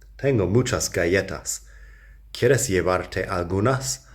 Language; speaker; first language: Spanish; non-native, fluent; English